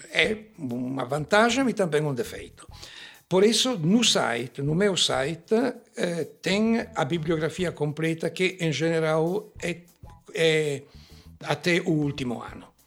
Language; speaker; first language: Portuguese; non-native, fluent; Italian